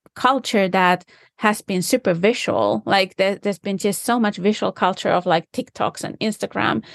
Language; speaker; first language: English; non-native, fluent; Finnish